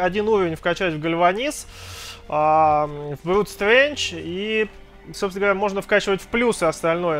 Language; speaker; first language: Russian; native; Russian